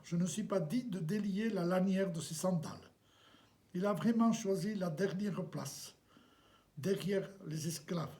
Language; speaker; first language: French; native; French